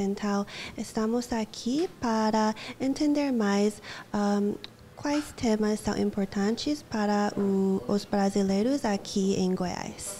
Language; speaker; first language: Portuguese; non-native, fluent; English